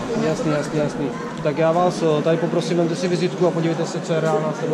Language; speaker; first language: Czech; native; Czech